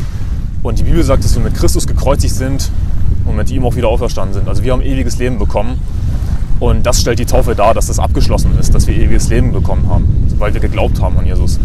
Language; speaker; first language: German; native; German